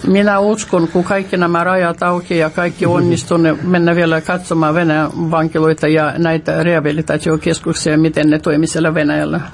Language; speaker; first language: Finnish; non-native, fluent; Russian